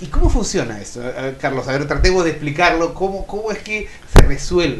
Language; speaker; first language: Spanish; native; Spanish